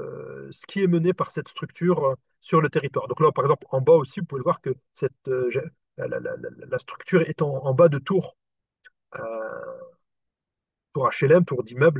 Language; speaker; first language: French; native; French